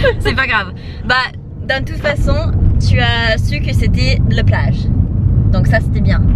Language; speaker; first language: French; non-native, fluent; English